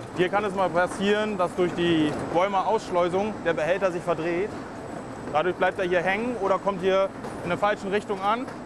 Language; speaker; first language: German; native; German